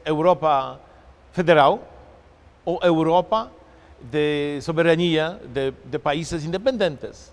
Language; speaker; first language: Portuguese; non-native, fluent; Polish